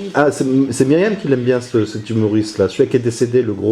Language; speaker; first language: French; native; French